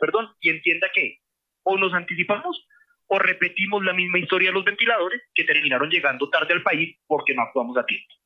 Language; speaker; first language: Spanish; native; Spanish